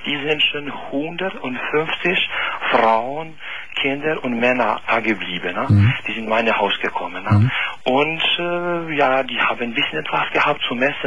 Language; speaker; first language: German; non-native, learner; Albanian